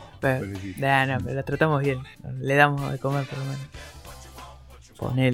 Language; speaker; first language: Spanish; native; Spanish